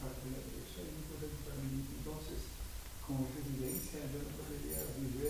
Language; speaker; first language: Spanish; non-native, learner; Portuguese